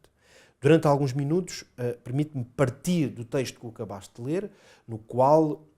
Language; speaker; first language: Portuguese; native; Portuguese